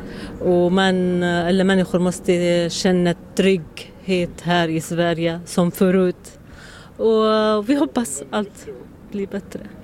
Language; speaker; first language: Swedish; non-native, learner; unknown